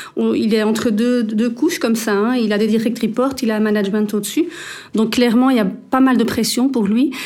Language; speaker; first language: French; native; French